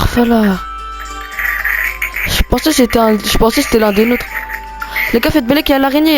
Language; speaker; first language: French; native; French